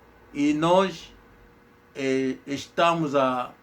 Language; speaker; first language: Portuguese; non-native, local second language; Kongo